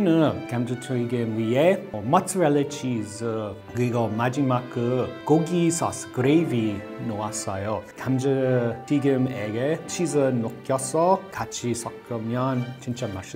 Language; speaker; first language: Korean; non-native, learner; English